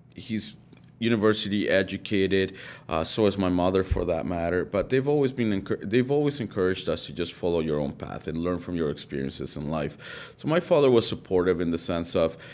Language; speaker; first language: English; early bilingual, other home language; Spanish